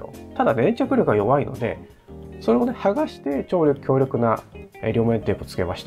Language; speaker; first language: Japanese; native; Japanese